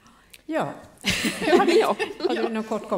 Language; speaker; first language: Swedish; native; Swedish